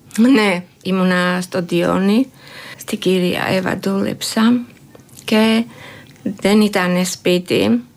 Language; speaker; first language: Greek; non-native, learner; Georgian